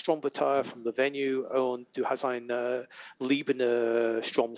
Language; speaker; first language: German; non-native, learner; English